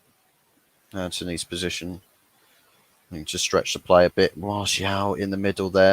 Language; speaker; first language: English; native; English